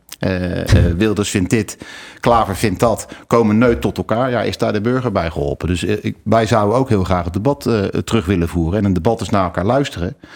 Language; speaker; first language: Dutch; native; Dutch